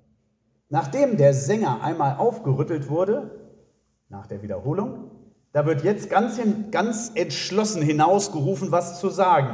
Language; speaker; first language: German; native; German